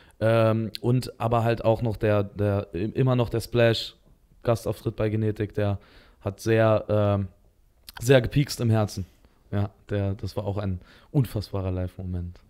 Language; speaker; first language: German; native; German